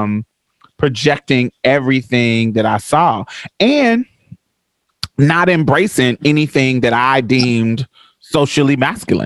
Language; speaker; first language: English; native; English